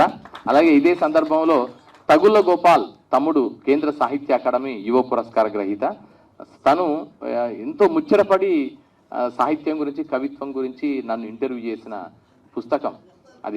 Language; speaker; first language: Telugu; native; Telugu